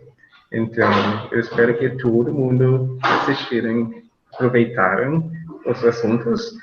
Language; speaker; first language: Portuguese; non-native, fluent; English